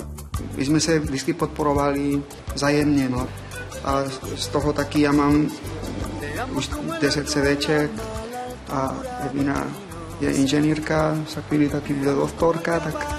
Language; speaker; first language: Czech; non-native, fluent; Spanish